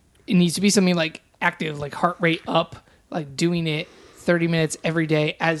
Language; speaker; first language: English; native; English